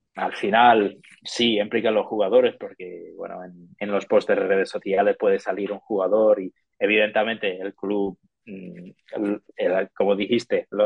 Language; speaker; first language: Spanish; non-native, fluent; English